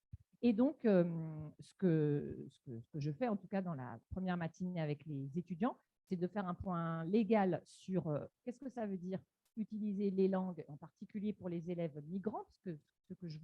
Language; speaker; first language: French; native; French